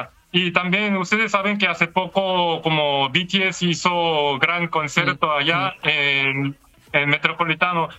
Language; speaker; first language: Spanish; non-native, fluent; Korean